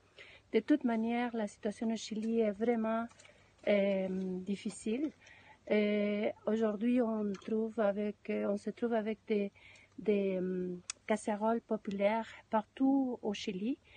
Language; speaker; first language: French; non-native, fluent; Spanish